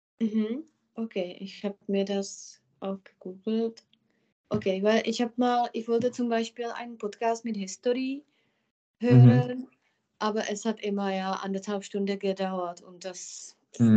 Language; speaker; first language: German; non-native, fluent; Czech